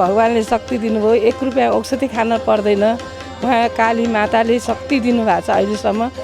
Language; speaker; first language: Nepali; native; Nepali